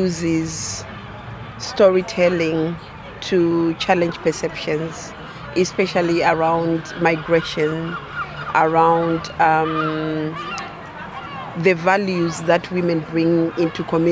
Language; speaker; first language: English; non-native, local second language; Shona